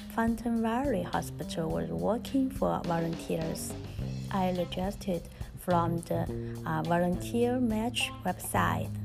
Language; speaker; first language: English; non-native, learner; Chinese